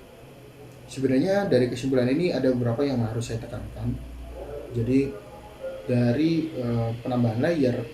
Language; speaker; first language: Indonesian; native; Indonesian